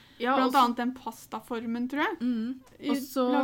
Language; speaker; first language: Norwegian; native; Norwegian